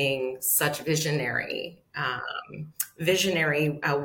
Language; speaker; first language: English; native; English